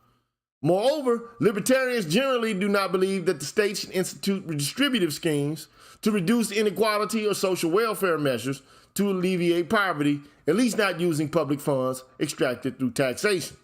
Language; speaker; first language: English; native; English